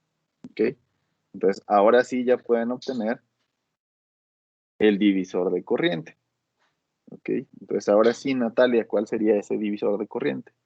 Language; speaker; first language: Spanish; native; Spanish